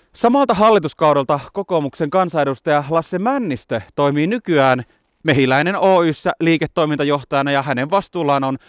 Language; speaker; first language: Finnish; native; Finnish